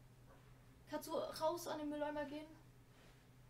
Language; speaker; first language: German; native; German